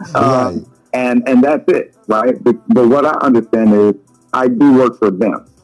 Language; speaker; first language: English; native; English